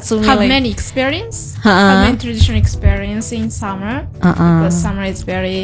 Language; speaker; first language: English; non-native, learner; Japanese